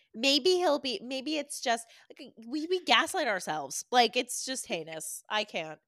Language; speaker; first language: English; native; English